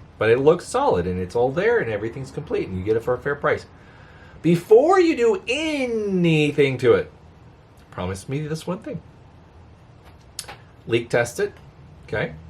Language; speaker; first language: English; native; English